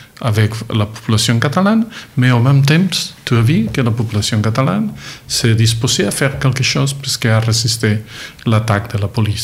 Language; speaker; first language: French; non-native, learner; Catalan